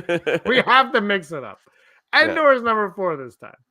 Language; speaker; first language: English; native; English